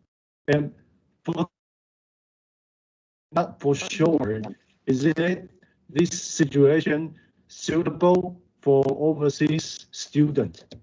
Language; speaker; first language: English; non-native, learner; Chinese